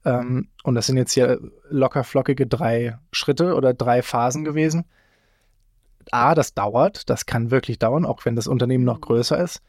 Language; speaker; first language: German; native; German